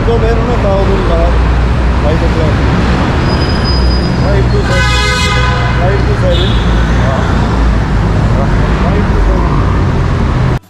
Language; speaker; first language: Filipino; non-native, learner; Punjabi